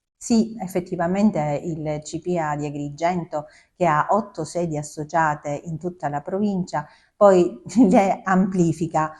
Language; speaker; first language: Italian; native; Italian